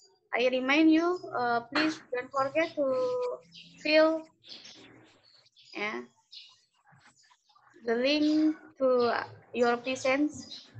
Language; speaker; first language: English; non-native, learner; Indonesian